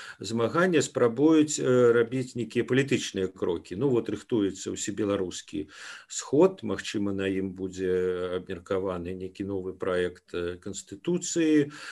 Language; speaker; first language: Belarusian; non-native, local second language; Russian